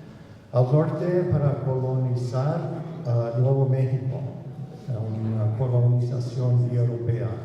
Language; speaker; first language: Spanish; non-native, fluent; English